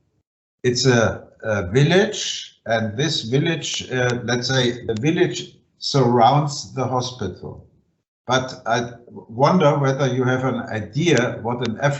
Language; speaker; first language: English; non-native, fluent; German